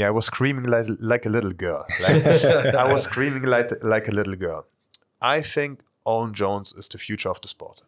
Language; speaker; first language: English; non-native, fluent; German